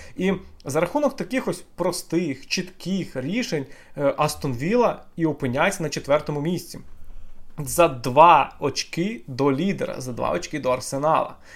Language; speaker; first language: Ukrainian; native; Ukrainian